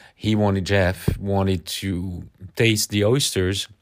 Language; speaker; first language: English; non-native, fluent; French